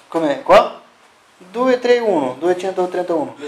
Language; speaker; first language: Italian; non-native, fluent; Romanian